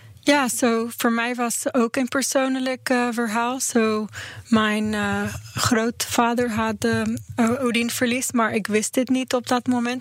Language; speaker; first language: Dutch; non-native, learner; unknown